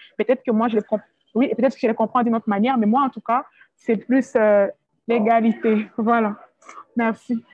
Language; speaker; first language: French; non-native, local second language; Swahili